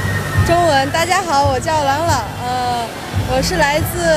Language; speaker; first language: Chinese; non-native, learner; Thai